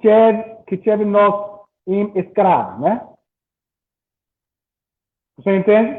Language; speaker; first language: Portuguese; non-native, learner; English